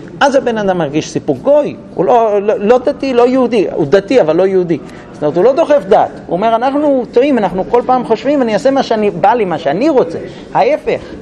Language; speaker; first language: Hebrew; non-native, fluent; English